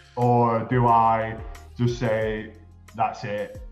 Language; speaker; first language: English; native; English